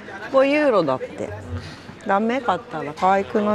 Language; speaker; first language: French; non-native, learner; Japanese